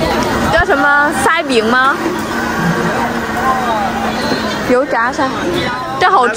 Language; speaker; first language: Chinese; non-native, fluent; Vietnamese